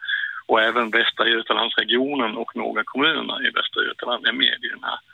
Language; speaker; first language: Swedish; native; Swedish